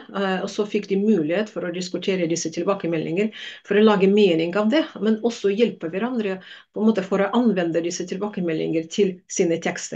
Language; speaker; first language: Norwegian; non-native, fluent; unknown